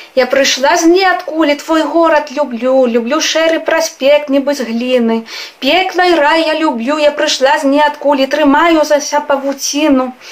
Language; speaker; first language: Belarusian; non-native, fluent; Spanish